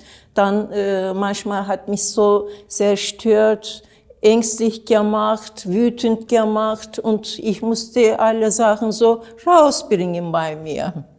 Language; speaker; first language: German; non-native, learner; Turkish